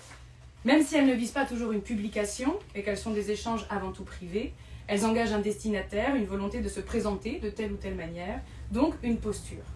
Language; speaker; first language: French; native; French